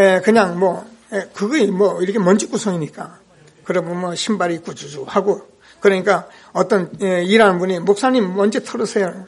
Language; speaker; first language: Korean; native; Korean